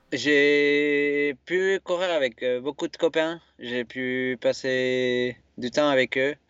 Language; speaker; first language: French; non-native, fluent; Spanish